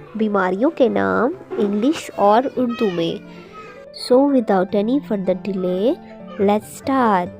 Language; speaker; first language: Urdu; native; Urdu